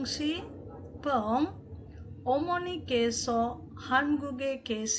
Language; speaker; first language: Korean; non-native, fluent; Sinhala